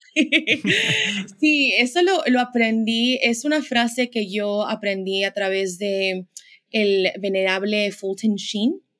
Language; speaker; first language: Spanish; early bilingual, heritage; Spanish